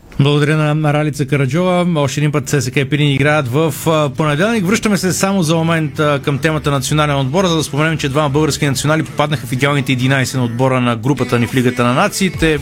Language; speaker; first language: Bulgarian; native; Bulgarian